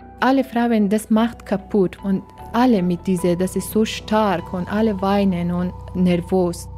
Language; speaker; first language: German; non-native, learner; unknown